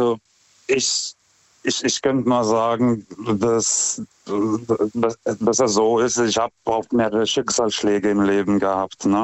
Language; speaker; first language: German; native; German